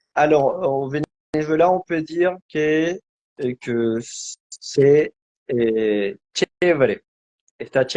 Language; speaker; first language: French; non-native, fluent; Spanish